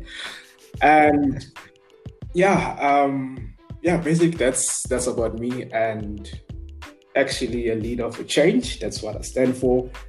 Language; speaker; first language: English; non-native, local second language; Zulu